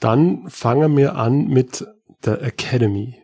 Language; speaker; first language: German; native; German